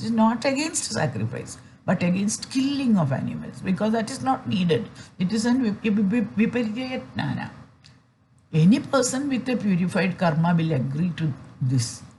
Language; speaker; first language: English; non-native, fluent; Malayalam